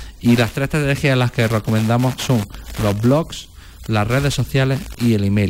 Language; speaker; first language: Spanish; native; Spanish